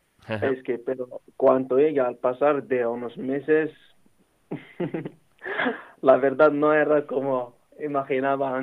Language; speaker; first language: Spanish; non-native, learner; Arabic